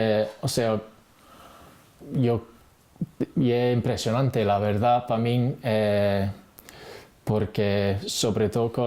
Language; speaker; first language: Spanish; non-native, fluent; English